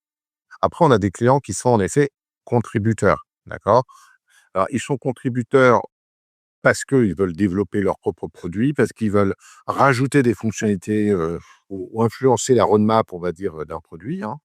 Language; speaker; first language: French; native; French